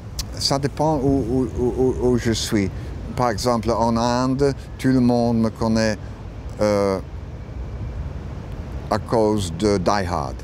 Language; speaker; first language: French; non-native, learner; English